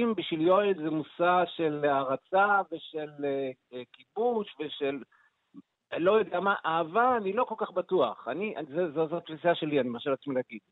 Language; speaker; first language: Hebrew; native; Hebrew